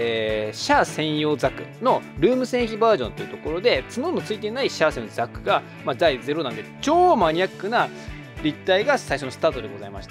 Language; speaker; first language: Japanese; native; Japanese